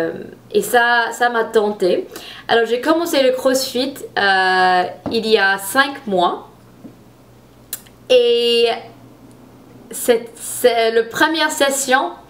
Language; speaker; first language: French; non-native, fluent; English